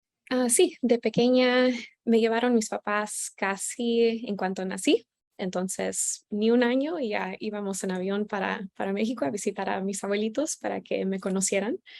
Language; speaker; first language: Spanish; early bilingual, heritage; Spanish